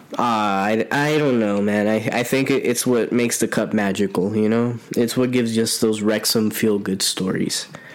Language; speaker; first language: English; early bilingual, other home language; Spanish